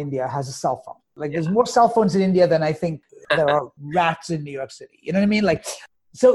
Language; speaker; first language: English; native; English